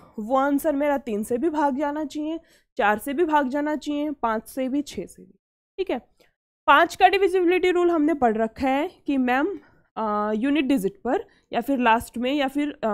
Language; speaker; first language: Hindi; native; Hindi